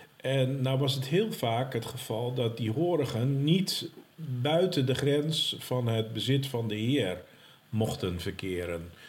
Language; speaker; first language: Dutch; native; Dutch